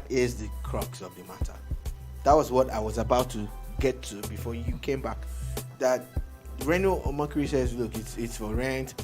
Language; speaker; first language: English; non-native, local second language; Yoruba